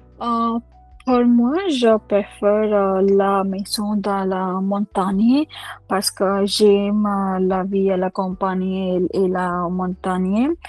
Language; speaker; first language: French; non-native, learner; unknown